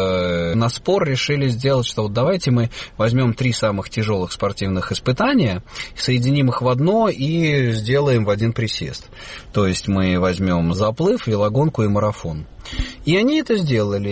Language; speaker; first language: Russian; native; Russian